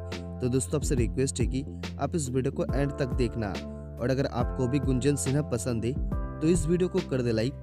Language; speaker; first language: Hindi; native; Hindi